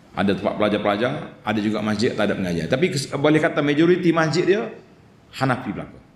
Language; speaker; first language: Malay; native; Malay